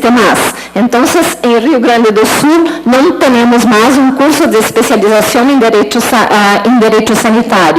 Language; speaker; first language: Spanish; non-native, learner; Portuguese